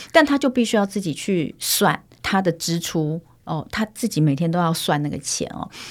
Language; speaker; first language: Chinese; native; Chinese